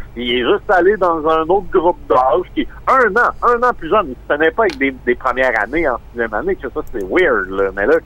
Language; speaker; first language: French; native; French